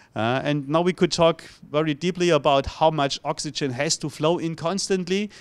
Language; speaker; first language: English; non-native, fluent; German